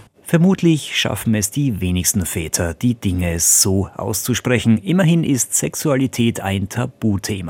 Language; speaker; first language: German; native; German